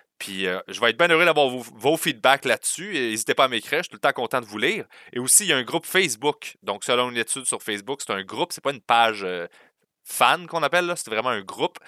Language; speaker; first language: French; native; French